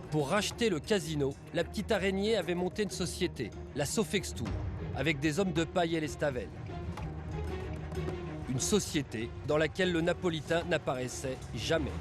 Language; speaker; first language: French; native; French